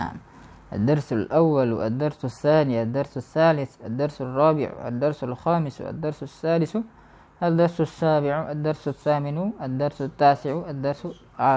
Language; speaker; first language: Arabic; non-native, fluent; Indonesian